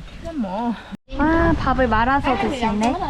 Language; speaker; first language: Korean; non-native, learner; Vietnamese